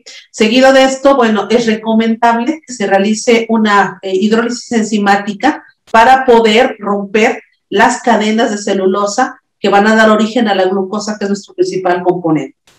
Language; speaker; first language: Spanish; native; Spanish